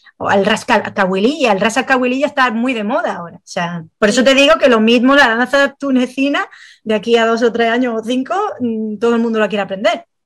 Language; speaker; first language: Spanish; native; Spanish